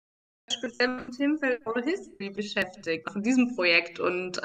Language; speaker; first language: German; native; German